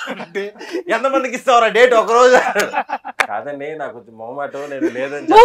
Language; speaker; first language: Telugu; native; Telugu